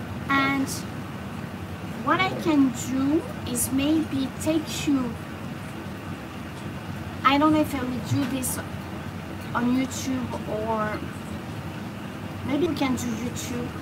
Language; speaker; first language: English; non-native, fluent; French